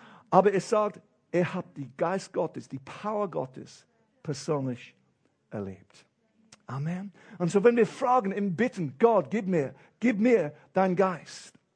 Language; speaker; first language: German; non-native, fluent; English